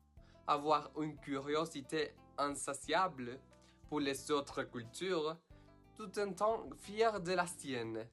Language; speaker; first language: French; non-native, learner; Spanish